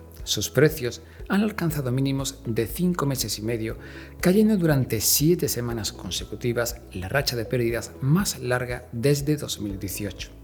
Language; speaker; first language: Spanish; native; Spanish